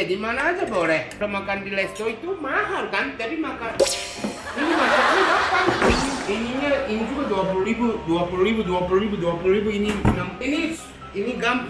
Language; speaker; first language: Indonesian; non-native, fluent; Japanese